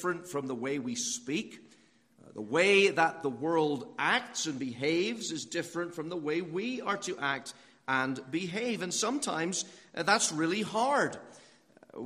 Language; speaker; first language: English; native; English